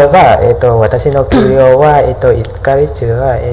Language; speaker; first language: Japanese; non-native, learner; Vietnamese